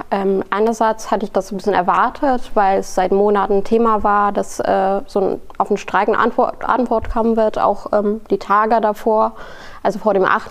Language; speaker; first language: German; non-native, fluent; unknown